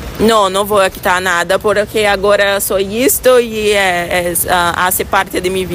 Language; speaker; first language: Spanish; non-native, fluent; Portuguese